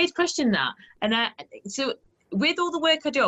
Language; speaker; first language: English; native; English